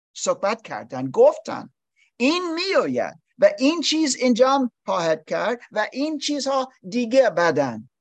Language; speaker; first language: Persian; non-native, learner; English